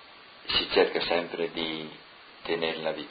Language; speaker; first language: Italian; non-native, local second language; Friulian